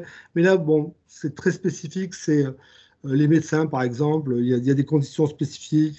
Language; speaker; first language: French; native; French